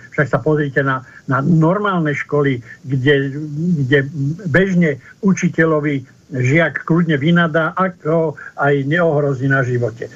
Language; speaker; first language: Slovak; native; Slovak